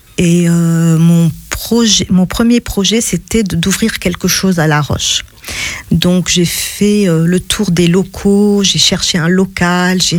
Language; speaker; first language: French; non-native, local second language; Arabic